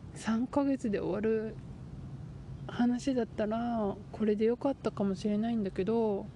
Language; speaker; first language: Japanese; native; Japanese